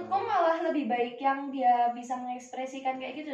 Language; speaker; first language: Indonesian; native; Indonesian